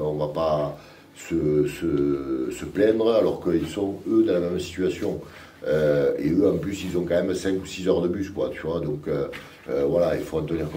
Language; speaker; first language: French; native; French